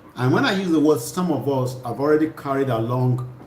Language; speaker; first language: English; non-native, local second language; Yoruba